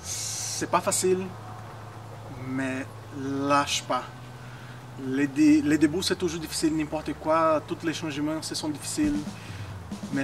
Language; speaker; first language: French; non-native, fluent; Portuguese